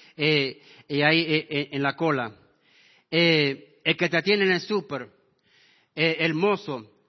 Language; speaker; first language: Spanish; non-native, fluent; English